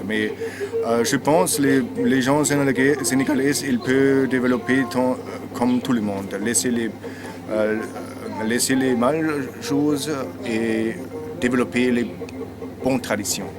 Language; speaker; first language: French; non-native, learner; German